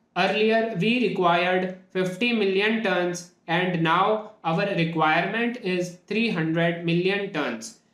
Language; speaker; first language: English; non-native, local second language; Hindi